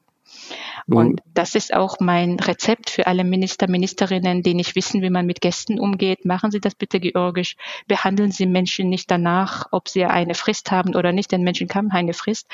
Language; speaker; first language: German; non-native, fluent; Georgian